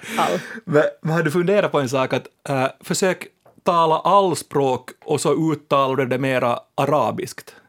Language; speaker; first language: Swedish; native; Swedish